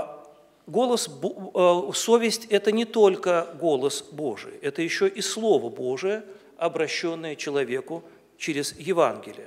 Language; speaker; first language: Russian; native; Russian